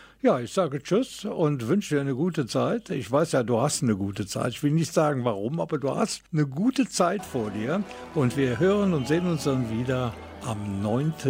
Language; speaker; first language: German; native; German